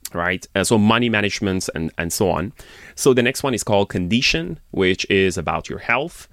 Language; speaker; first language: English; non-native, fluent; Persian